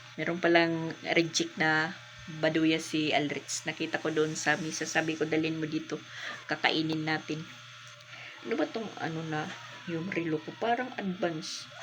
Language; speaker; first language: Filipino; non-native, local second language; Waray